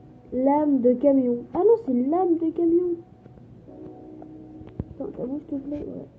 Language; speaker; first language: French; native; French